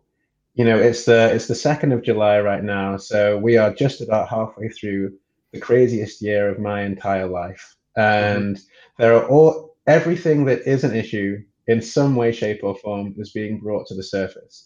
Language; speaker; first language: English; native; English